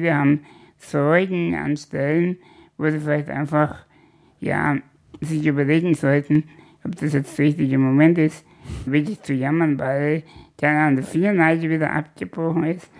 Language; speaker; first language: German; native; German